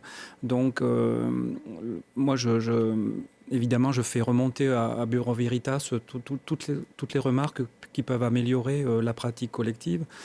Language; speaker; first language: French; native; French